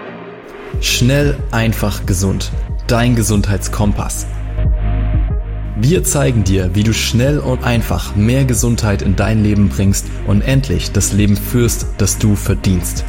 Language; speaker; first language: German; native; German